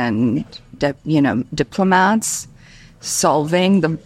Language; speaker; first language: English; non-native, fluent; Albanian